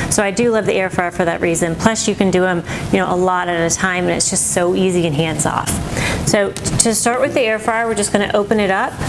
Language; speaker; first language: English; native; English